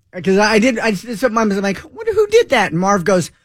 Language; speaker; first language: English; native; English